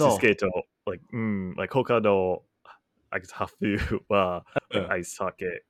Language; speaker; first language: Japanese; non-native, learner; English